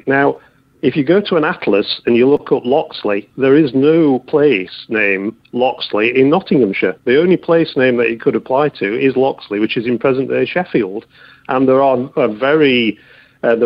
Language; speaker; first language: English; native; English